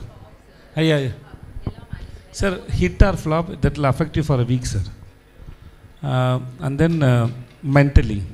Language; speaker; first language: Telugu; non-native, learner; Tamil